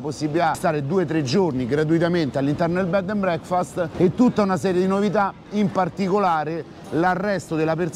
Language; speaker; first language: Italian; native; Italian